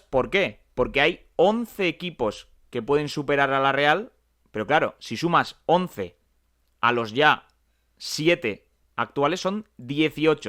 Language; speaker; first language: Spanish; native; Spanish